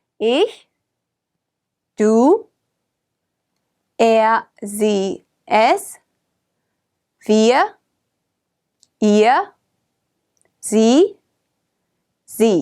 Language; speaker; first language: German; non-native, fluent; Korean